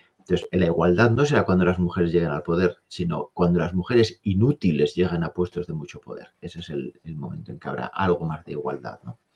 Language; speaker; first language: Spanish; native; Spanish